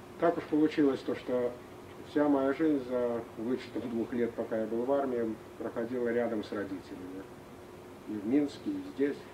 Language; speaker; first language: Russian; native; Russian